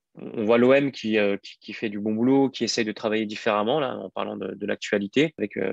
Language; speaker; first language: French; native; French